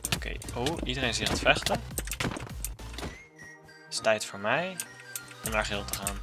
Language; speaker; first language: Dutch; native; Dutch